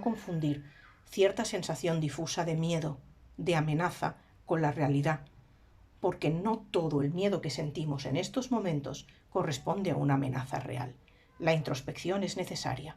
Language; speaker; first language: Spanish; native; Spanish